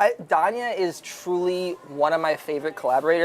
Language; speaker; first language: English; native; English